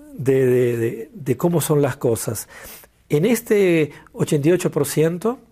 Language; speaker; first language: Spanish; native; Spanish